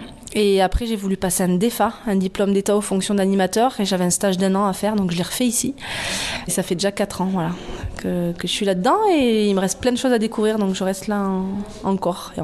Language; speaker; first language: French; native; French